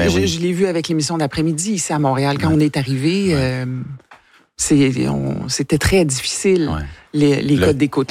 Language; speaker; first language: French; native; French